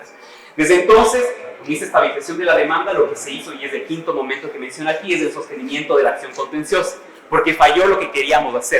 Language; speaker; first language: Spanish; native; Spanish